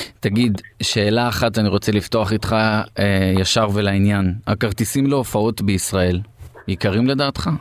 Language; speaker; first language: Hebrew; native; Hebrew